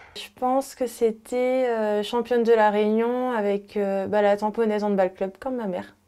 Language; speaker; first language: French; native; French